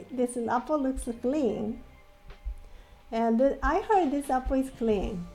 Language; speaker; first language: English; non-native, fluent; Japanese